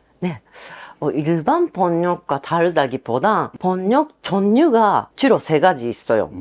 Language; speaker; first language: Korean; non-native, fluent; Japanese